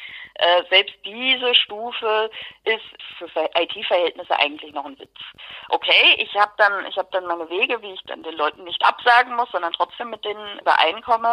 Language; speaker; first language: German; native; German